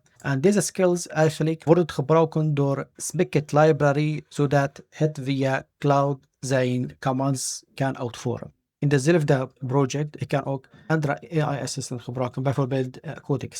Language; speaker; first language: Dutch; non-native, fluent; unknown